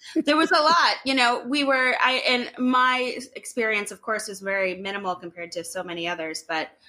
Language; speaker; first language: English; native; English